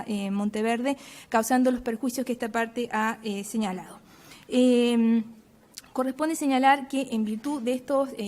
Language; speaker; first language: Spanish; native; Spanish